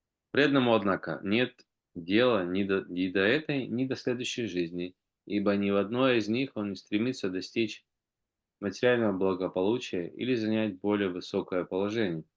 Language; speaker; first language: Russian; native; Russian